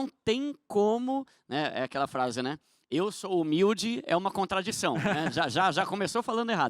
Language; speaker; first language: Portuguese; native; Portuguese